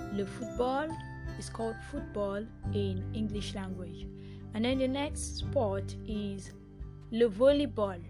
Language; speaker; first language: English; non-native, local second language; Yoruba